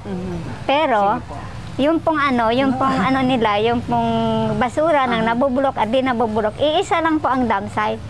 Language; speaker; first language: Filipino; non-native, local second language; Aklanon